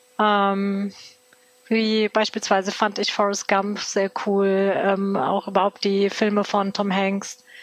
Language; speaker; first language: German; early bilingual, other home language; Turkish